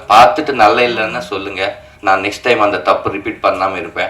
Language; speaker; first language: Tamil; non-native, learner; Telugu